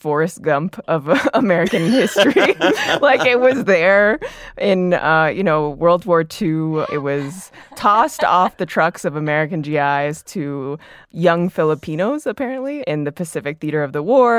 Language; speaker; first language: English; native; English